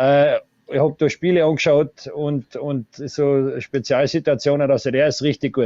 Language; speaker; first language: German; native; German